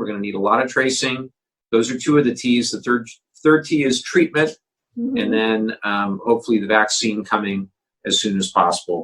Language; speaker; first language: English; native; English